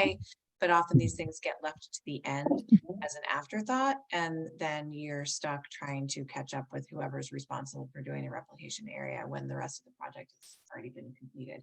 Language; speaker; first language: English; native; English